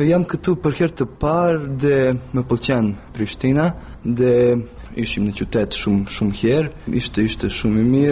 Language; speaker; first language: Albanian; non-native, fluent; Serbian